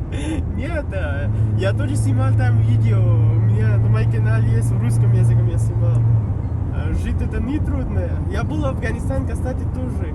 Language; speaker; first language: Russian; non-native, learner; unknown